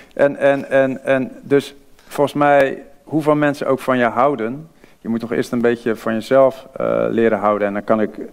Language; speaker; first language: Dutch; native; Dutch